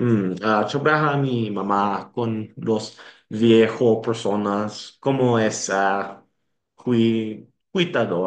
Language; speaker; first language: Spanish; non-native, learner; English